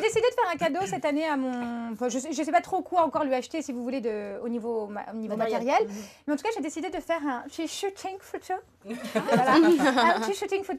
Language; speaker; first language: French; native; French